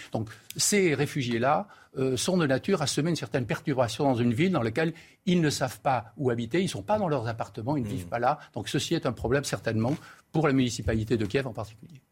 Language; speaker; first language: French; native; French